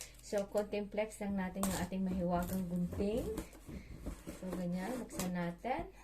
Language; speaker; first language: Filipino; native; Filipino